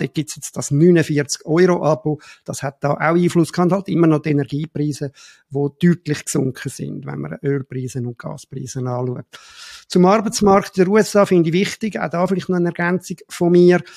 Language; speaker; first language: German; native; German